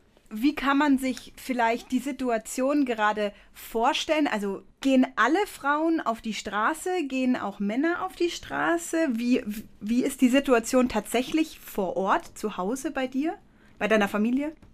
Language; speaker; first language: German; native; German